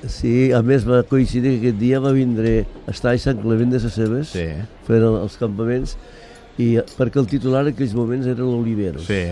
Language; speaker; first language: Catalan; native; Catalan